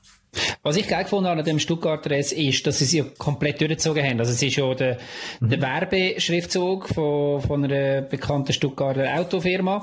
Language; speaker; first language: German; native; German